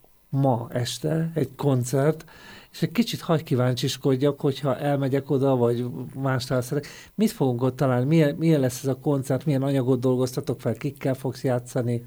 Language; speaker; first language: Hungarian; native; Hungarian